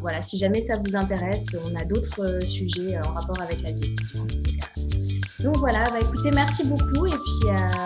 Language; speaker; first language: French; native; French